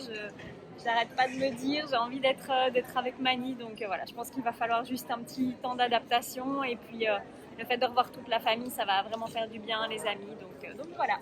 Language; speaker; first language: French; native; French